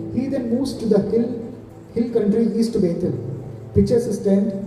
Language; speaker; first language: English; non-native, local second language; Telugu